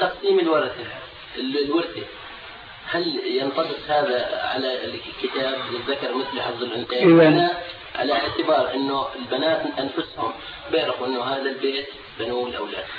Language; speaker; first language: Arabic; native; Arabic